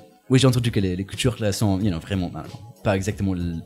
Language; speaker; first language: French; non-native, fluent; English